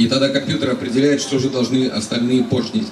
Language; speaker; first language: Russian; native; Russian